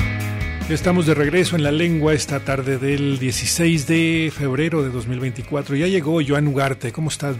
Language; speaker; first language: Spanish; native; Spanish